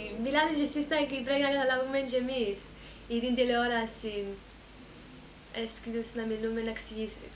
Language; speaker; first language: Greek; early bilingual, heritage; Greek